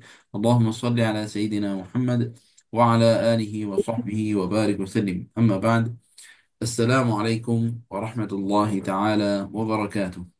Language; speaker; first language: Arabic; non-native, fluent; Malay